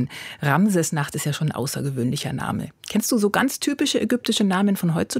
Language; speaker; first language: German; native; German